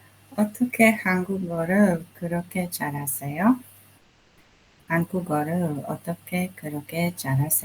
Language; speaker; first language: Korean; non-native, learner; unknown